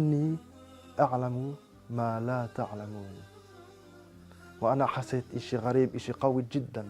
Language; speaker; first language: Arabic; non-native, fluent; French